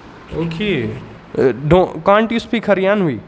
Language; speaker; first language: English; non-native, local second language; Hindi